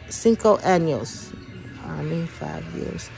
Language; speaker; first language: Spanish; non-native, learner; English